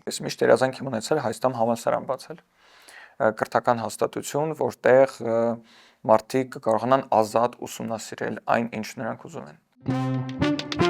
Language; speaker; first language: Armenian; early bilingual, heritage; Armenian